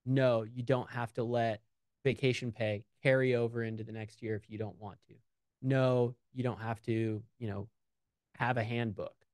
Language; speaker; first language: English; native; English